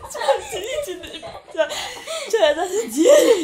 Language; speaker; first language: Russian; non-native, local second language; Polish